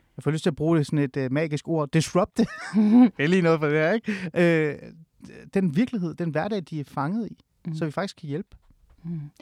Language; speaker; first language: Danish; early bilingual, other home language; Persian